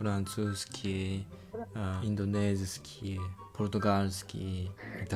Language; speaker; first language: Russian; non-native, fluent; Japanese